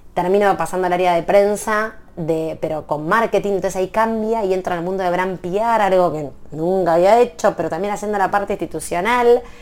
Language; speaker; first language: Spanish; native; Spanish